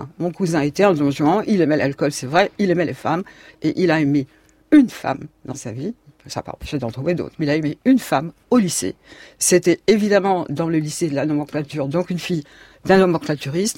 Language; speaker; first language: French; native; French